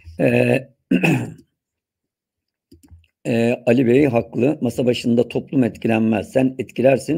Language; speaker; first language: Turkish; native; Turkish